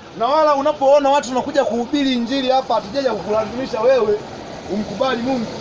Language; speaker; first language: Swahili; native; Swahili